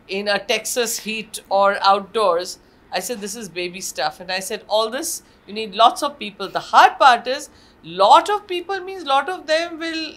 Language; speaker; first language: English; non-native, local second language; Marathi